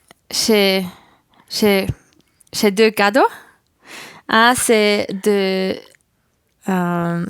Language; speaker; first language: French; non-native, learner; German